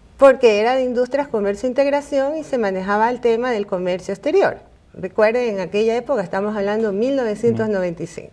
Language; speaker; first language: Spanish; native; Spanish